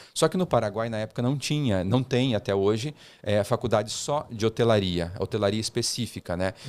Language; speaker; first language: Portuguese; early bilingual, heritage; Portuguese